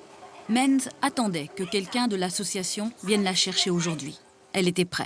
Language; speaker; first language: French; native; French